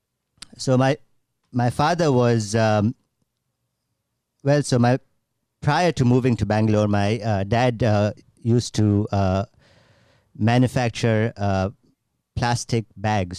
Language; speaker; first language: English; non-native, local second language; Gujarati